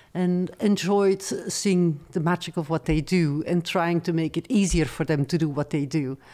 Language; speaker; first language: English; non-native, fluent; Dutch